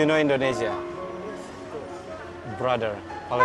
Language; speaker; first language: English; non-native, learner; Indonesian